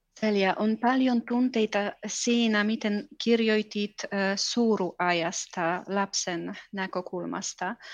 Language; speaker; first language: Finnish; non-native, fluent; Polish